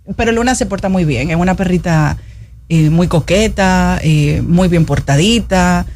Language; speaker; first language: Spanish; native; Spanish